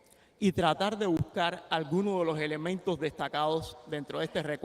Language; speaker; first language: Spanish; native; Spanish